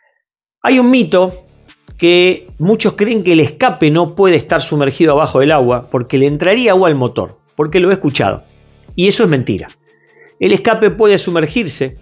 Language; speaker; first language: Spanish; native; Spanish